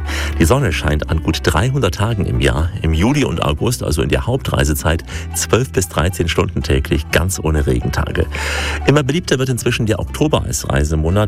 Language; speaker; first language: German; native; German